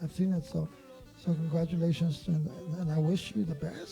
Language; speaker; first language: English; native; English